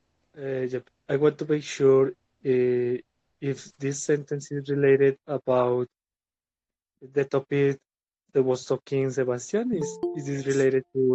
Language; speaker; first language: English; non-native, learner; Spanish